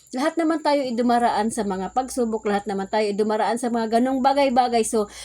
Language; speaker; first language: Filipino; non-native, local second language; Cebuano